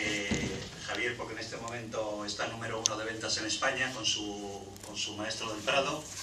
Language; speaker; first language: Spanish; native; Spanish